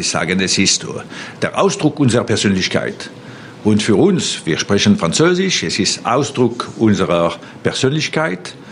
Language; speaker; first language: German; non-native, local second language; French